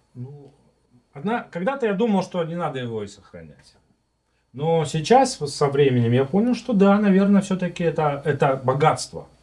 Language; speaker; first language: Russian; native; Russian